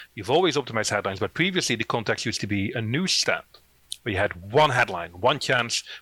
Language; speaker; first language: English; non-native, fluent; Dutch